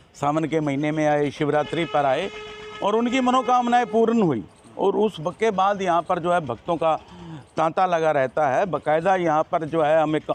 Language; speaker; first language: Hindi; native; Hindi